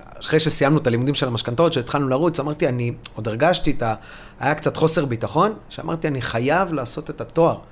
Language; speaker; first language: Hebrew; early bilingual, other home language; Russian